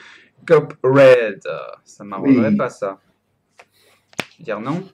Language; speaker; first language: French; native; French